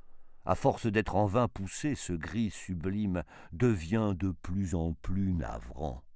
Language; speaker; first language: French; native; French